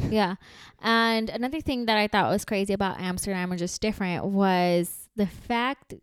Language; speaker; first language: English; early bilingual, heritage; Spanish